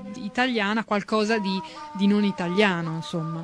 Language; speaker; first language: Italian; native; Italian